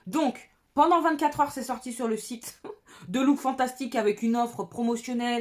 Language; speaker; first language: French; native; French